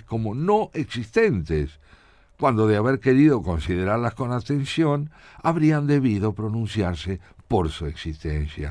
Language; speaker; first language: Spanish; native; Spanish